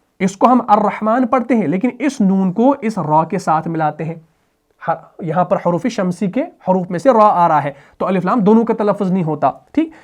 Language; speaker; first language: Urdu; native; Urdu